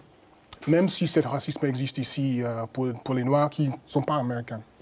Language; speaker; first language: French; non-native, fluent; English